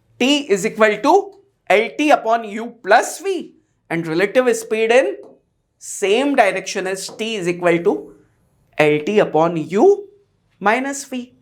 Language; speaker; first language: English; non-native, local second language; Hindi